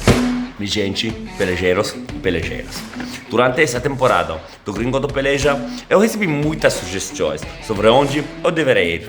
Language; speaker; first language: Portuguese; non-native, fluent; Spanish